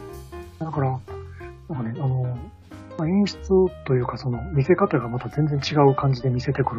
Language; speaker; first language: Japanese; native; Japanese